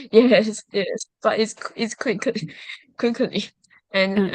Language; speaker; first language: English; non-native, learner; Chinese